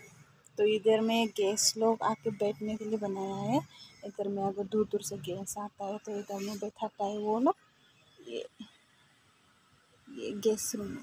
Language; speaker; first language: Hindi; non-native, local second language; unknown